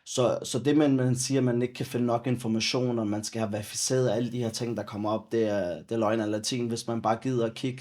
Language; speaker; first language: Danish; early bilingual, other home language; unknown